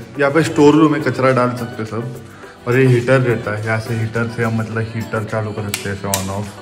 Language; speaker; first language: Hindi; non-native, local second language; Marathi